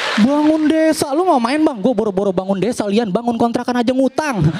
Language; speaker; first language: Indonesian; native; Indonesian